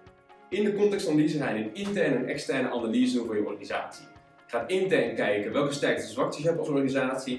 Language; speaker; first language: Dutch; native; Dutch